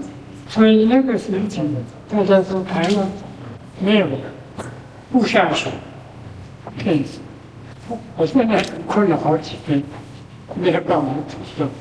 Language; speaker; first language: Chinese; non-native, local second language; Min Nan Chinese